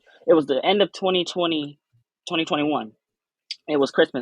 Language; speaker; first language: English; native; English